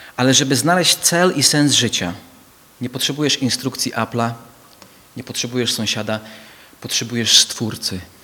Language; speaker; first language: Polish; non-native, fluent; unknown